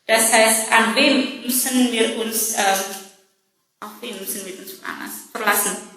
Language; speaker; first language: German; non-native, learner; Indonesian